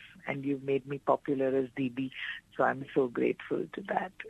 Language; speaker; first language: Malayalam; non-native, local second language; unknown